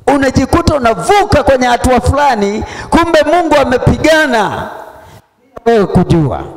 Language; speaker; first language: Swahili; non-native, local second language; Sukuma